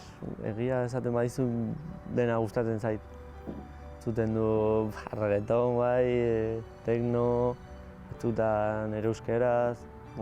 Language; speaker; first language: Basque; non-native, local second language; Spanish